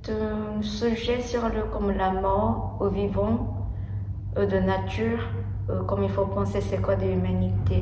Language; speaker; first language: French; non-native, learner; Japanese